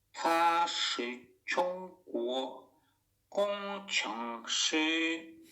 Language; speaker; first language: Chinese; non-native, learner; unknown